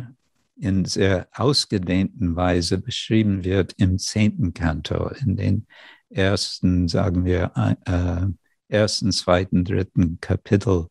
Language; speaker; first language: German; non-native, fluent; English